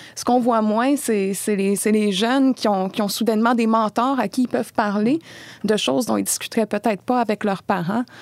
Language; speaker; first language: French; native; French